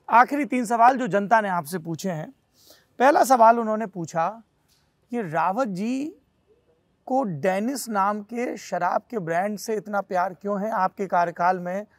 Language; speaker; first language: Hindi; native; Hindi